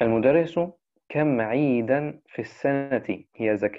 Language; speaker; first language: Arabic; non-native, fluent; German